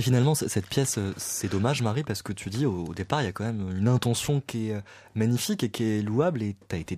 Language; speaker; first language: French; native; French